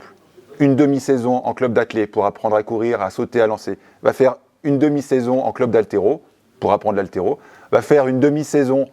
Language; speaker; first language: French; native; French